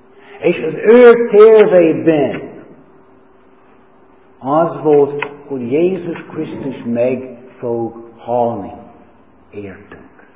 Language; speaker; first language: Hungarian; non-native, learner; English